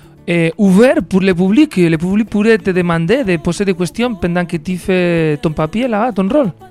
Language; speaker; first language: French; non-native, learner; Spanish